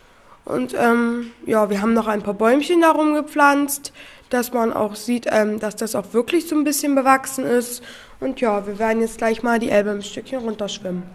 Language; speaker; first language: German; native; German